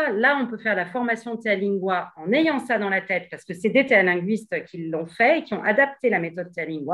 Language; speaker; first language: French; native; French